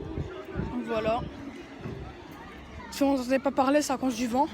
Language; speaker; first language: French; native; French